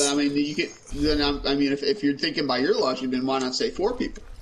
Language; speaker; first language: English; native; English